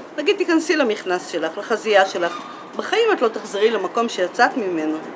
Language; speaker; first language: Hebrew; native; Hebrew